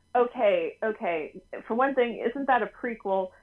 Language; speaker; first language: English; native; English